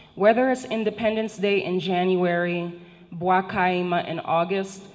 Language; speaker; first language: English; non-native, fluent; Haitian Creole